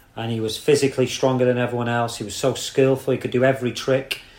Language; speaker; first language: English; native; English